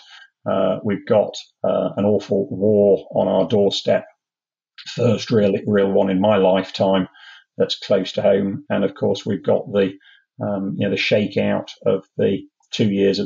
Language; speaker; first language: English; native; English